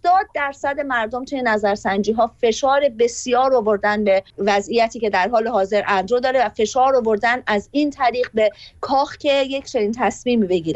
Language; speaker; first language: Persian; native; Persian